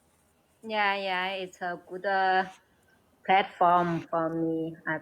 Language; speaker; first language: English; non-native, learner; Chinese